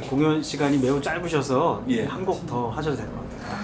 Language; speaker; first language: Korean; native; Korean